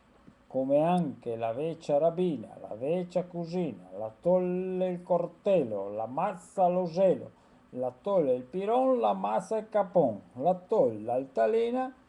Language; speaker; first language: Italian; native; Italian